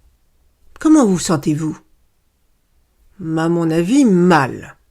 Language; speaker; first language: French; native; French